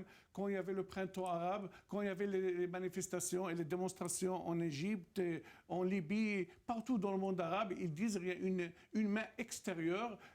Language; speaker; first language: French; non-native, fluent; Arabic